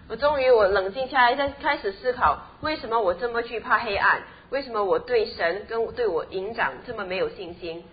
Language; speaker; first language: Chinese; native; Chinese